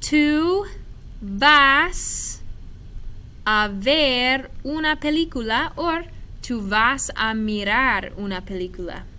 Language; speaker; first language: Spanish; non-native, fluent; English